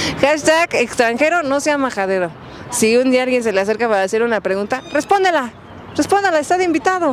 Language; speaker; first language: Spanish; native; Spanish